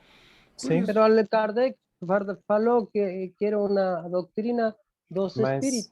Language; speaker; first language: Portuguese; non-native, fluent; Spanish